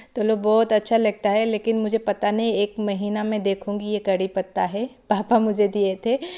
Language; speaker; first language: Hindi; non-native, local second language; Odia